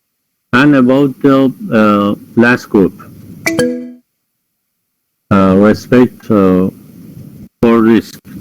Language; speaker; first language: English; non-native, fluent; Persian